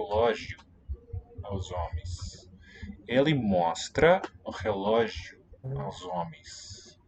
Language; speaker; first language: Portuguese; non-native, learner; English